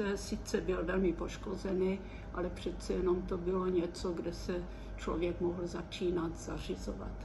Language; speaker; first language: Czech; early bilingual, heritage; Czech